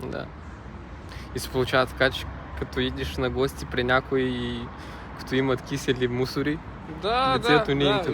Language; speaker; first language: Bulgarian; non-native, learner; Russian